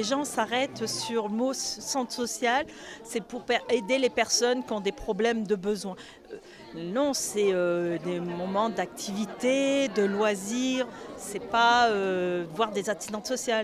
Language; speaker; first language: French; native; French